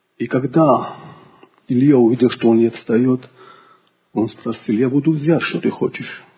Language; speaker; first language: Russian; non-native, local second language; Georgian